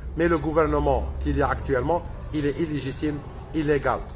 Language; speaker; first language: French; non-native, local second language; Arabic